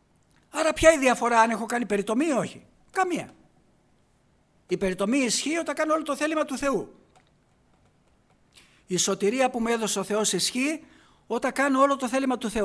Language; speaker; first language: Greek; native; Greek